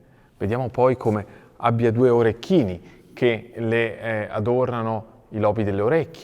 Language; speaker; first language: Italian; native; Italian